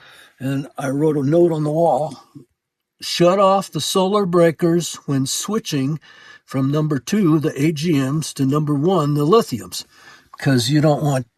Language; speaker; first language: English; native; English